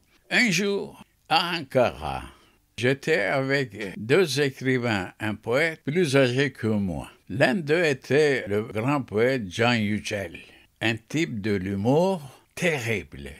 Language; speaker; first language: French; non-native, fluent; Turkish